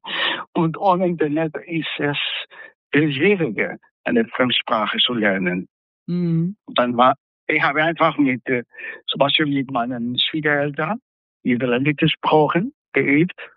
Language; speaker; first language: German; non-native, fluent; Spanish